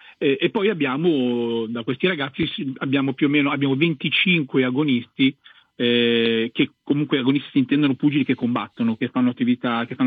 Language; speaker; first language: Italian; native; Italian